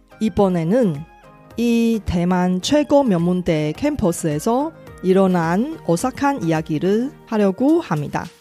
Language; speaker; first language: Korean; non-native, fluent; Chinese